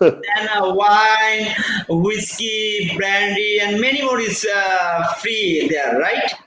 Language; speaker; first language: English; non-native, fluent; Bangla